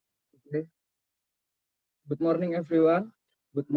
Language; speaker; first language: English; non-native, learner; Indonesian